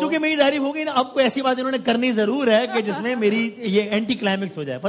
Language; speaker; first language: Urdu; native; Urdu